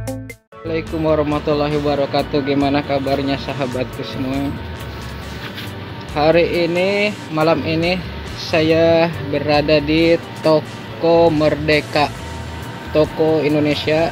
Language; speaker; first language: Indonesian; non-native, local second language; Sundanese